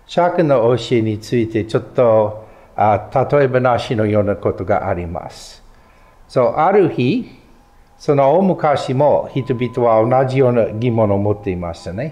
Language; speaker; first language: Japanese; non-native, fluent; English